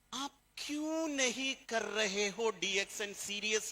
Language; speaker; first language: Hindi; non-native, fluent; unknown